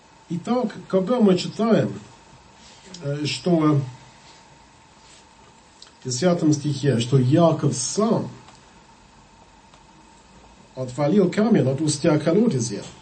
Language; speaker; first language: Russian; non-native, fluent; English